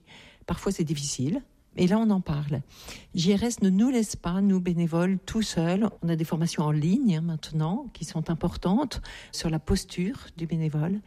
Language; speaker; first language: French; native; French